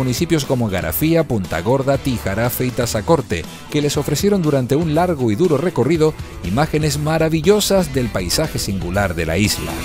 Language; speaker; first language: Spanish; native; Spanish